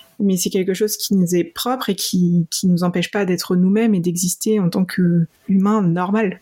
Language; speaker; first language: French; early bilingual, other home language; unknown